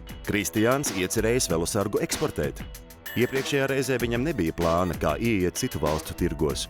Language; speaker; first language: Latvian; native; Latvian